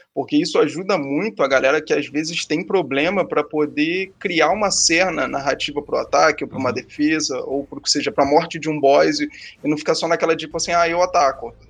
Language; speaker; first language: Portuguese; native; Portuguese